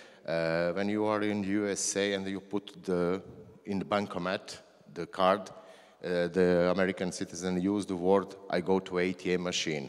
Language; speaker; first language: English; non-native, learner; Croatian